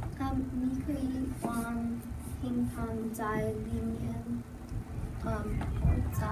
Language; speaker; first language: Chinese; non-native, learner; English